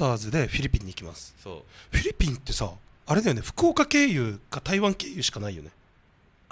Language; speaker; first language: Japanese; native; Japanese